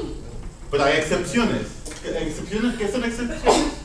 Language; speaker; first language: Spanish; non-native, fluent; Dutch